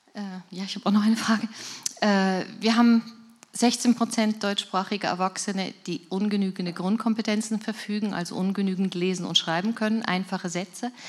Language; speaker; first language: German; non-native, fluent; French